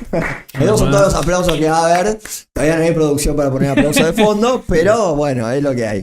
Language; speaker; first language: Spanish; native; Spanish